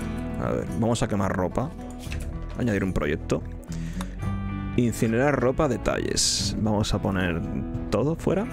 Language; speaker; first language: Spanish; native; Spanish